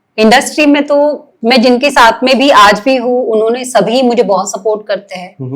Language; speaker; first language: Hindi; non-native, local second language; Marathi